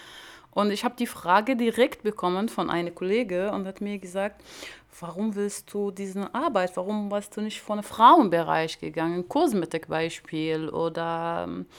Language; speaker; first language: German; non-native, learner; Arabic